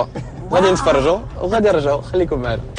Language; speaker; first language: Arabic; native; Arabic